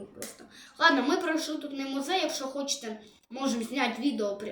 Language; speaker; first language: Ukrainian; non-native, local second language; Russian